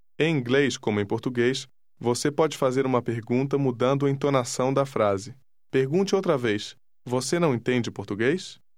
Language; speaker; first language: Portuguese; native; Portuguese